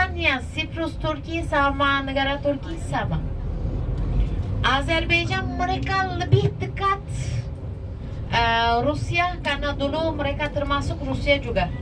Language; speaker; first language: Indonesian; non-native, fluent; Turkish